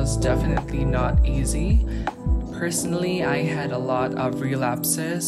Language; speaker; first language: English; non-native, local second language; Filipino